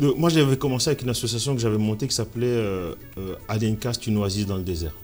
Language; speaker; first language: French; early bilingual, other home language; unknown